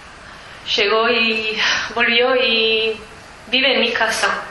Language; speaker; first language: Spanish; early bilingual, heritage; Spanish